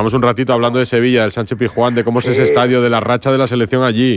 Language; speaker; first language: Spanish; native; Spanish